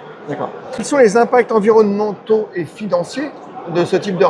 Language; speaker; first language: French; native; French